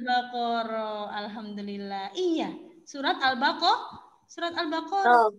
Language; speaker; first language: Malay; non-native, local second language; Javanese